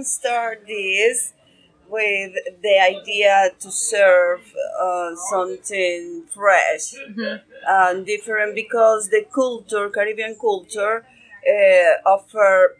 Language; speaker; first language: English; non-native, learner; Spanish